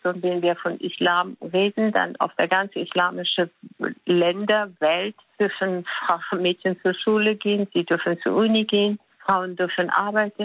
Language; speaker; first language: German; non-native, fluent; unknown